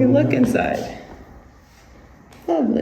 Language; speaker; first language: English; native; English